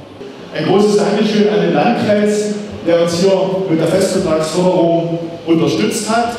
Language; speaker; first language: German; native; German